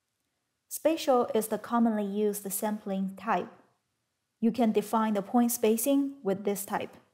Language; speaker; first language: English; non-native, fluent; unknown